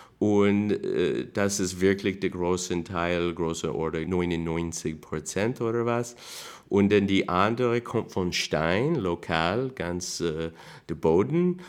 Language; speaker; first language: German; non-native, learner; English